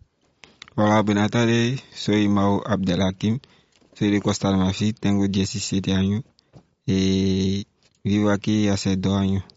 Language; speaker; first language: Spanish; non-native, learner; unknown